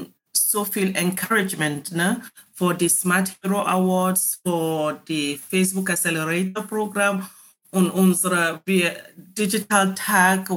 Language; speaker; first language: German; non-native, learner; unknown